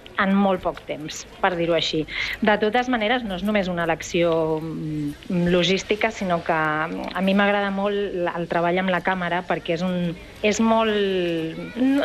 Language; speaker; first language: Catalan; native; Catalan